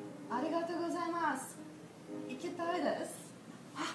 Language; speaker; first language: Japanese; non-native, learner; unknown